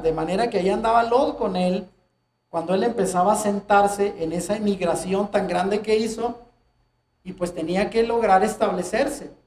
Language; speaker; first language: Spanish; native; Spanish